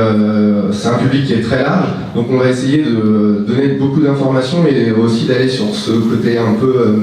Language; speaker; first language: French; native; French